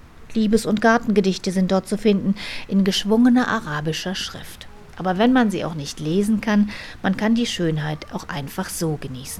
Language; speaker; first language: German; native; German